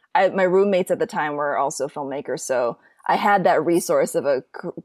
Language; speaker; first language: English; native; English